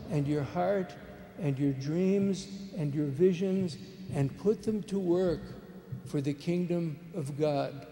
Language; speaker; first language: English; native; English